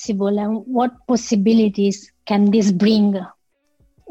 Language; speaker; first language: English; non-native, fluent; Italian